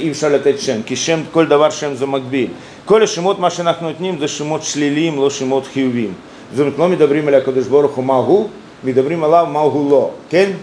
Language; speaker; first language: Hebrew; non-native, fluent; Russian